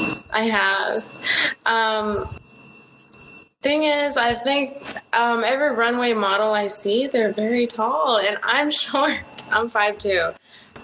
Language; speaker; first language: English; early bilingual, other home language; Spanish